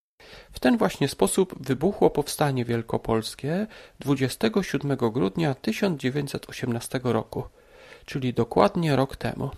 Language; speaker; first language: Polish; native; Polish